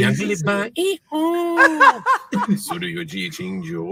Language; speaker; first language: Chinese; non-native, learner; English